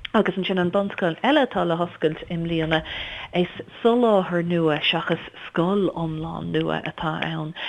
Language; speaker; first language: Irish; native; Irish